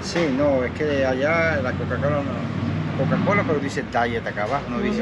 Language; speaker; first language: Spanish; native; Spanish